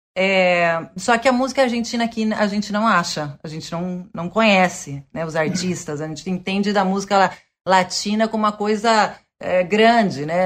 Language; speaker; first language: Portuguese; early bilingual, other home language; Spanish